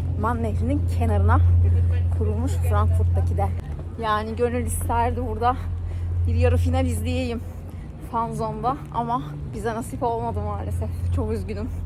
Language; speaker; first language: Turkish; native; Turkish